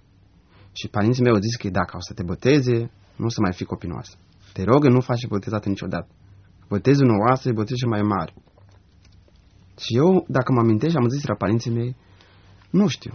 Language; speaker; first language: Romanian; non-native, learner; Rundi